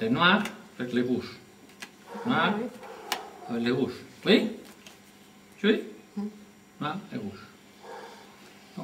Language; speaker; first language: French; non-native, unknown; Spanish